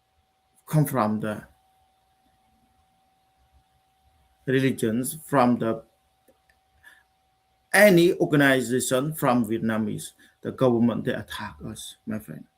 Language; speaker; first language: English; non-native, learner; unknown